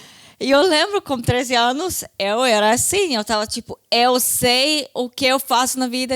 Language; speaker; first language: Portuguese; non-native, fluent; Hebrew